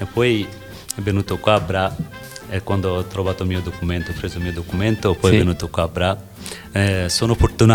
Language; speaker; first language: Italian; non-native, learner; Bangla